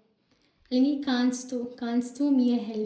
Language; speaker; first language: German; non-native, learner; Malayalam